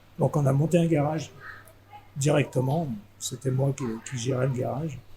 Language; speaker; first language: French; native; French